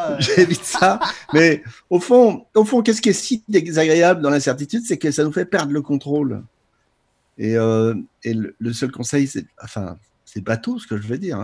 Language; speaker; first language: French; native; French